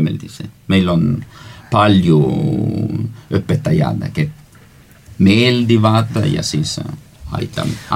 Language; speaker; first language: Estonian; non-native, learner; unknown